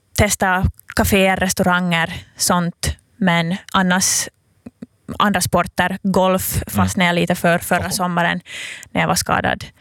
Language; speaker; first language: Swedish; native; Swedish